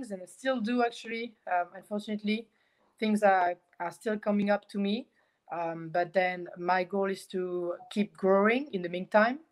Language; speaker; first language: English; non-native, fluent; French